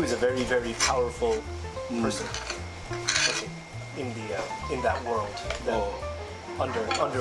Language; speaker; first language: English; non-native, fluent; Japanese